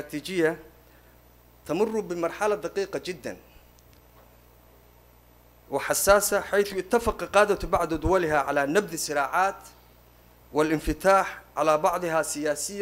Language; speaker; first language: Arabic; non-native, local second language; Somali